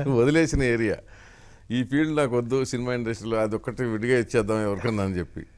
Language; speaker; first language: Telugu; native; Telugu